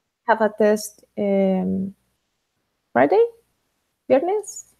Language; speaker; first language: English; non-native, learner; Spanish